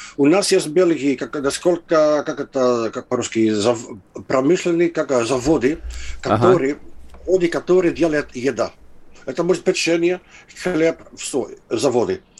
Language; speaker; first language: Russian; non-native, fluent; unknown